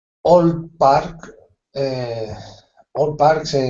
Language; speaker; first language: English; non-native, learner; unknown